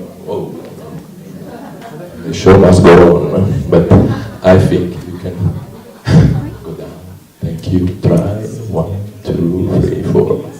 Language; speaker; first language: English; non-native, learner; Italian